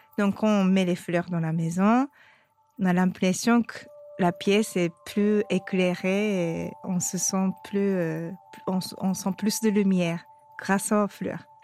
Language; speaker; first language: French; non-native, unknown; Japanese